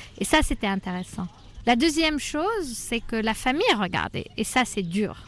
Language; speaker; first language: French; non-native, local second language; Arabic